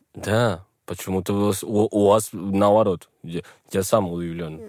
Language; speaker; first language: Russian; non-native, learner; Spanish